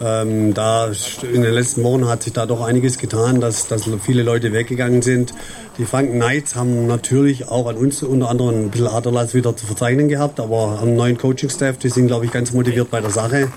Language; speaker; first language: German; native; German